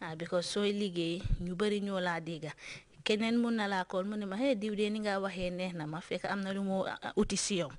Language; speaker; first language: Wolof; non-native, local second language; Jola-Fonyi